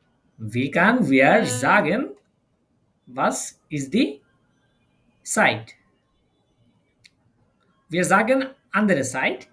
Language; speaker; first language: German; non-native, learner; Bangla